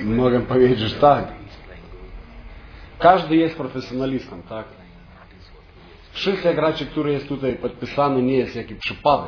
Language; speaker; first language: Polish; non-native, fluent; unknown